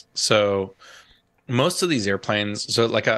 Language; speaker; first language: English; native; English